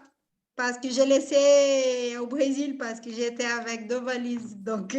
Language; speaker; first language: French; non-native, fluent; Portuguese